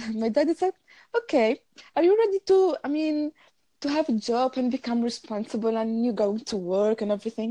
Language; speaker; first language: English; non-native, fluent; Arabic